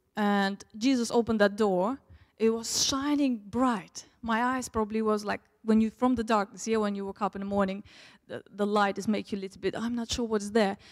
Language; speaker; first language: English; early bilingual, other home language; Russian